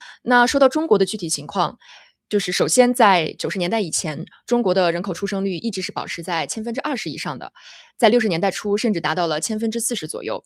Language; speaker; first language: Chinese; native; Chinese